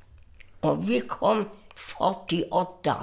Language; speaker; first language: Swedish; non-native, fluent; German